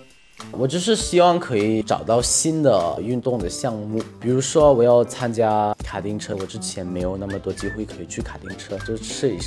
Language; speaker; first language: Chinese; non-native, fluent; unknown